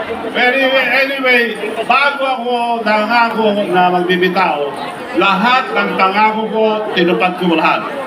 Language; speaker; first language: Filipino; non-native, local second language; Iloko